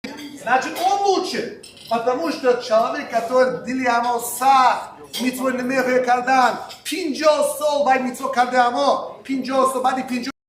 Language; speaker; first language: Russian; non-native, local second language; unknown